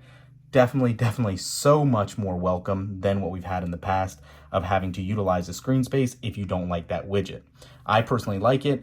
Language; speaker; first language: English; native; English